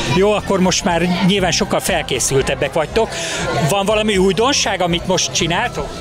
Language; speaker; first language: Hungarian; native; Hungarian